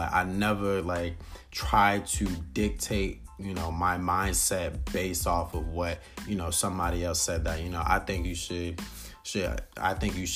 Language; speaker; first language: English; native; English